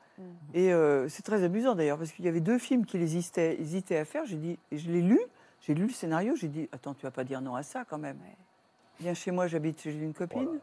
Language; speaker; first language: French; native; French